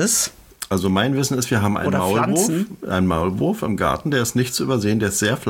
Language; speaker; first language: German; native; German